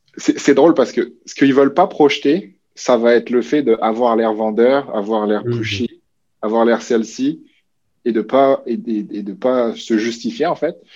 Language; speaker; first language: French; native; French